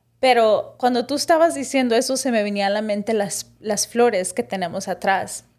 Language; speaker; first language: Spanish; early bilingual, heritage; Spanish